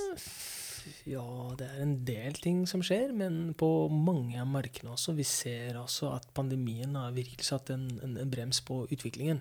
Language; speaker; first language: Norwegian; non-native, fluent; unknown